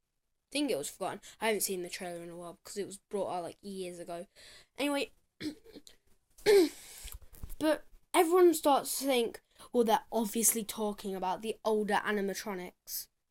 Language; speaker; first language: English; native; English